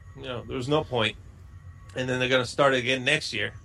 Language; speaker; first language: English; non-native, fluent; Spanish